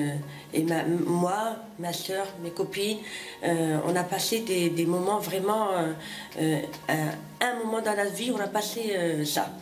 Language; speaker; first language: French; non-native, fluent; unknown